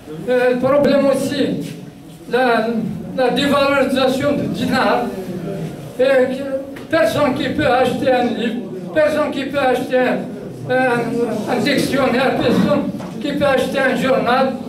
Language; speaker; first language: French; non-native, local second language; Kabyle